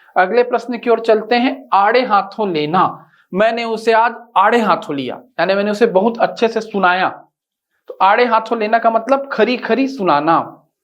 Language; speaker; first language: Hindi; native; Hindi